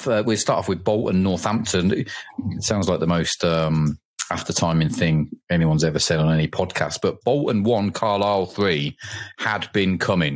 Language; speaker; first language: English; native; English